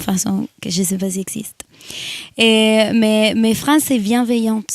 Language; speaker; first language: French; non-native, fluent; Spanish